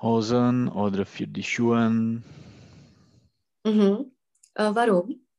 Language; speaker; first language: German; non-native, learner; Czech